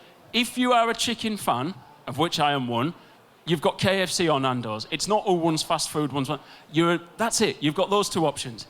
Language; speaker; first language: English; native; English